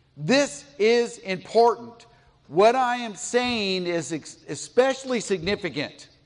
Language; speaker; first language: English; native; English